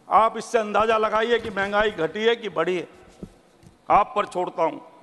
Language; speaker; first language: Hindi; native; Hindi